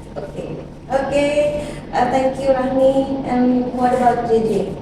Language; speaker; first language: English; non-native, fluent; Indonesian